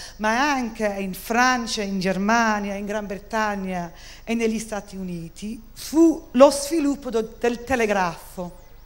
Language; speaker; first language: Italian; non-native, fluent; English